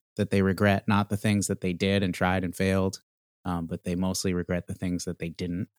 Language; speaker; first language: English; native; English